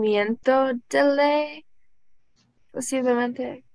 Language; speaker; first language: Spanish; non-native, learner; English